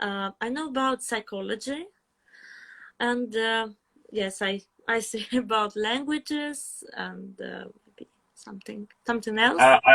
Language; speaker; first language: English; non-native, fluent; Russian